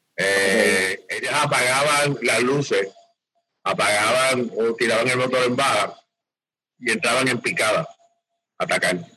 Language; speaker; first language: Spanish; native; Spanish